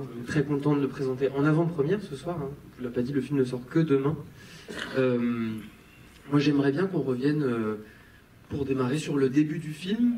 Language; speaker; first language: French; native; French